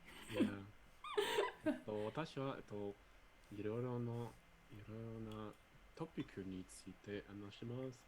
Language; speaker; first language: Japanese; non-native, learner; English